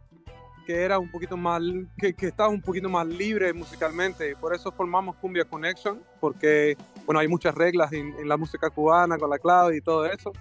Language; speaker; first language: Spanish; non-native, fluent; Swedish